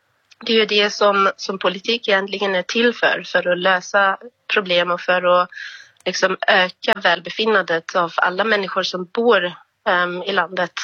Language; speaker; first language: Swedish; non-native, fluent; German